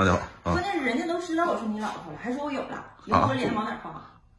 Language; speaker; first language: Chinese; native; Chinese